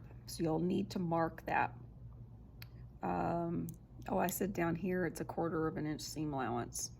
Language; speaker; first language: English; native; English